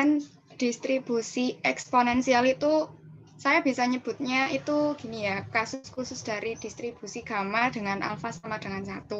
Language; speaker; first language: Indonesian; native; Indonesian